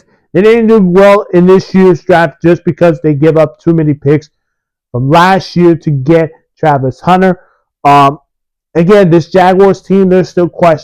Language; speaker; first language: English; early bilingual, other home language; Spanish